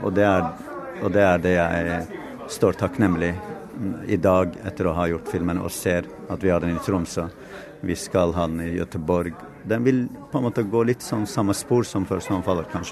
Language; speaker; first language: Norwegian; non-native, fluent; Kurdish